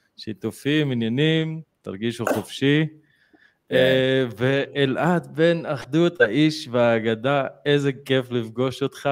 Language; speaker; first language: Hebrew; native; Hebrew